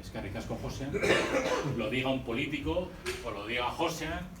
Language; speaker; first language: Spanish; native; Spanish